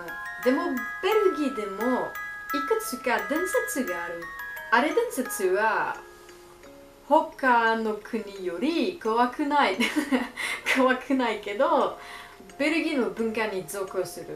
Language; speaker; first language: Japanese; non-native, learner; French